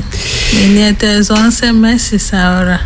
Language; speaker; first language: Spanish; non-native, learner; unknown